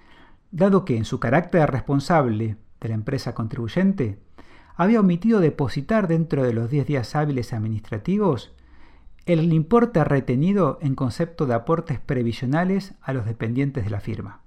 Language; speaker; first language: Spanish; native; Spanish